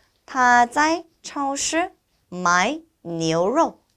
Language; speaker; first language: Chinese; non-native, fluent; Korean